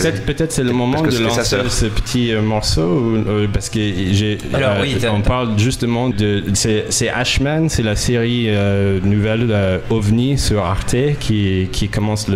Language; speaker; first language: French; non-native, fluent; English